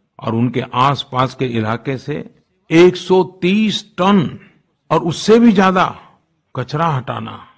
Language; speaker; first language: Hindi; non-native, local second language; Gujarati